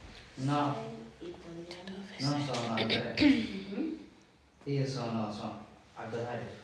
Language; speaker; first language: Italian; non-native, learner; Somali